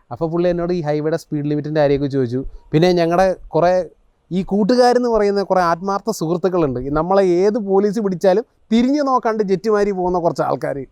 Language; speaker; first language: Malayalam; native; Malayalam